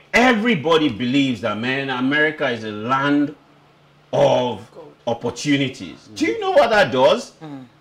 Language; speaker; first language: English; non-native, local second language; Yoruba